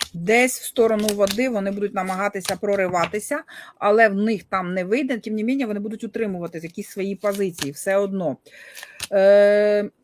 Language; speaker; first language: Ukrainian; non-native, local second language; Russian